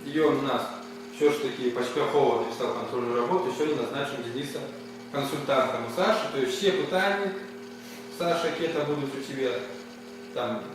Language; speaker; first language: Russian; non-native, local second language; Ukrainian